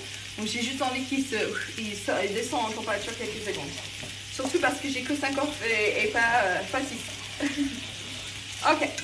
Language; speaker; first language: French; non-native, fluent; English